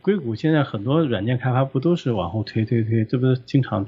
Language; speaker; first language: Chinese; native; Chinese